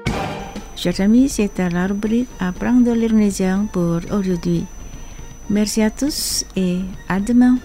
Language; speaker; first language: French; non-native, fluent; Indonesian